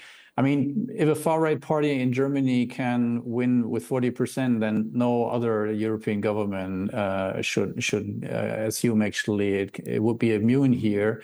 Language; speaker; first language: English; non-native, fluent; German